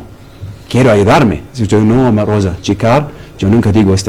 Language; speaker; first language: Spanish; non-native, learner; Arabic